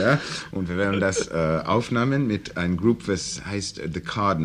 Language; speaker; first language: German; non-native, learner; English